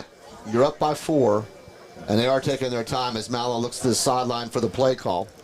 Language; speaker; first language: English; native; English